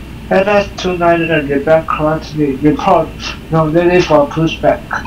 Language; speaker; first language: English; non-native, fluent; Chinese